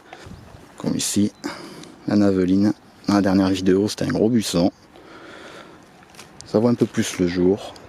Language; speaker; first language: French; native; French